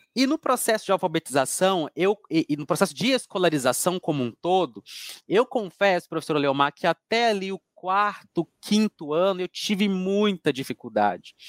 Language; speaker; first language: Portuguese; native; Portuguese